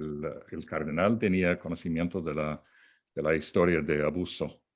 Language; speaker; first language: Spanish; non-native, fluent; English